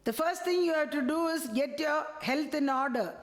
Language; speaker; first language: English; non-native, local second language; Tamil